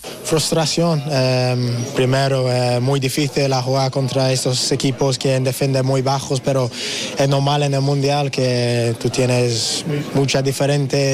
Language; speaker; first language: Spanish; non-native, learner; English